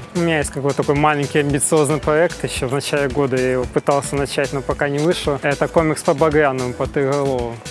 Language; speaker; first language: Russian; native; Russian